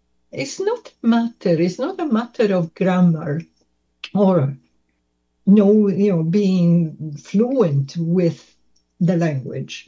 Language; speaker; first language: English; non-native, fluent; Italian